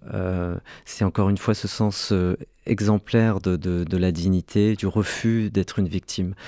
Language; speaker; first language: French; early bilingual, other home language; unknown